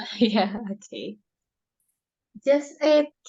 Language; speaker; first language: Indonesian; non-native, learner; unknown